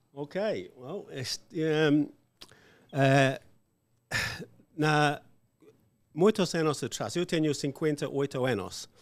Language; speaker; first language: Portuguese; non-native, learner; English